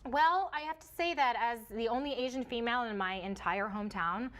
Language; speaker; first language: English; early bilingual, other home language; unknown